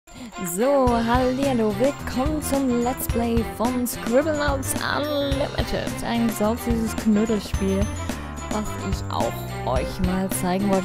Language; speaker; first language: German; native; German